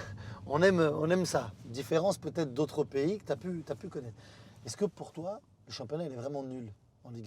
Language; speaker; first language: French; native; French